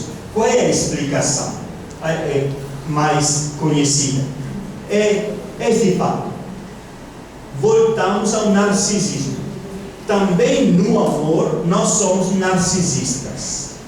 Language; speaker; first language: Portuguese; non-native, fluent; Italian